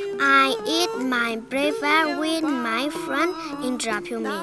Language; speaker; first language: English; non-native, learner; Burmese